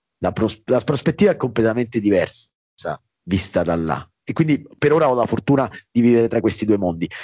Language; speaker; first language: Italian; native; Italian